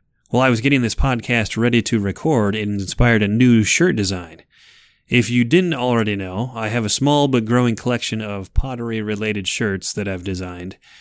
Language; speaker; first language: English; native; English